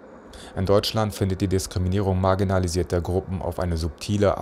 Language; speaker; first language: German; native; German